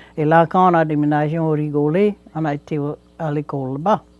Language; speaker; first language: French; native; French